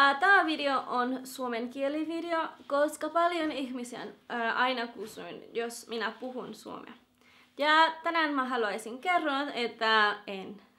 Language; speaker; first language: Finnish; non-native, learner; Spanish